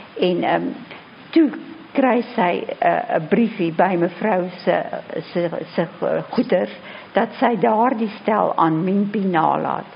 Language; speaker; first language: Afrikaans; native; Afrikaans